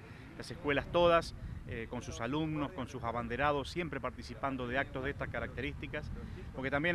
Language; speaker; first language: Spanish; native; Spanish